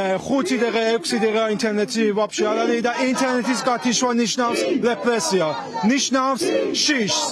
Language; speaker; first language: Georgian; non-native, learner; Persian